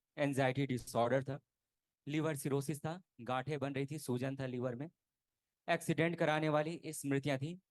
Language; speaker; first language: Hindi; native; Hindi